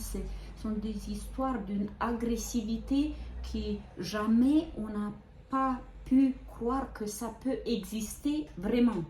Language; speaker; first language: French; non-native, fluent; Ukrainian